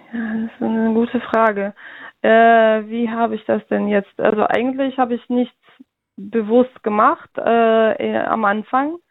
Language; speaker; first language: German; early bilingual, other home language; Russian